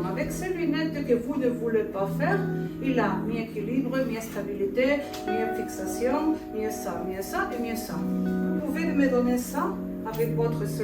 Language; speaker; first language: French; non-native, fluent; Spanish